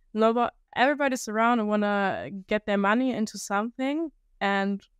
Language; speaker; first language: English; non-native, fluent; German